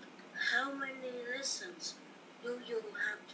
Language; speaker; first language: English; non-native, learner; Vietnamese